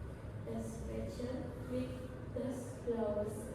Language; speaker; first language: German; non-native, learner; Indonesian